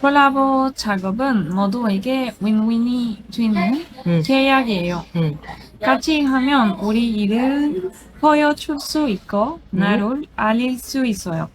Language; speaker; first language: Korean; non-native, learner; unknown